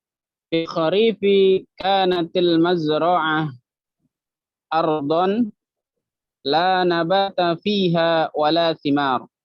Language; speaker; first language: Arabic; non-native, learner; Indonesian